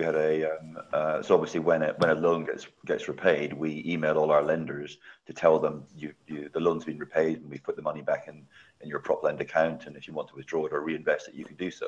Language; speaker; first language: English; native; English